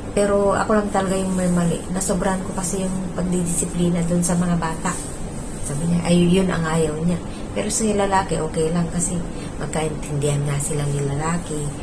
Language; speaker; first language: Filipino; non-native, local second language; Iloko